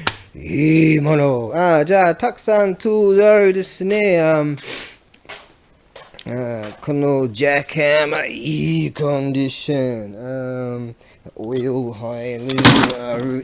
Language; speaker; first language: Japanese; non-native, learner; English